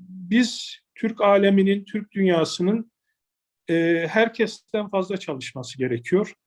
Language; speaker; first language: Turkish; native; Turkish